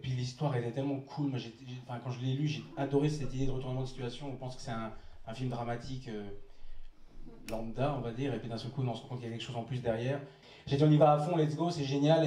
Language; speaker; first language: French; native; French